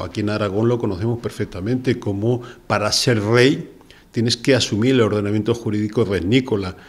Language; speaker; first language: Spanish; native; Spanish